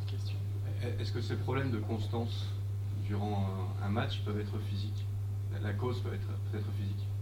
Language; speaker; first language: French; native; French